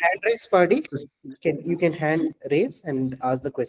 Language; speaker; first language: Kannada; non-native, local second language; Malayalam